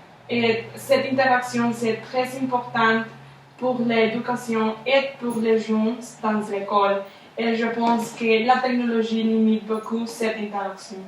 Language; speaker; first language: French; non-native, learner; Spanish